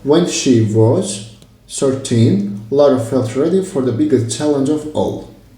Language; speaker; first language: English; non-native, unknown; Azerbaijani